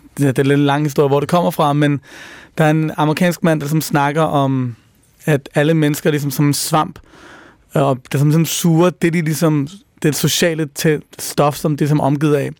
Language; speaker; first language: Danish; early bilingual, other home language; Persian